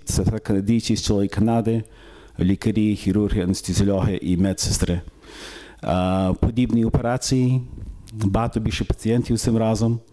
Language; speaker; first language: Ukrainian; early bilingual, heritage; Ukrainian